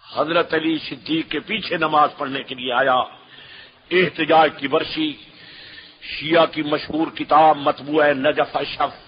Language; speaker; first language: Urdu; non-native, local second language; Saraiki